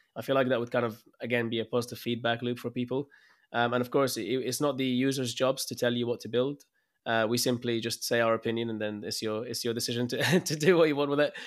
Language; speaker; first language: English; early bilingual, other home language; Arabic